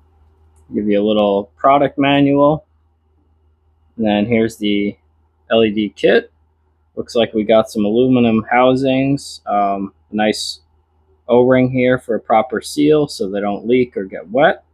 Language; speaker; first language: English; native; English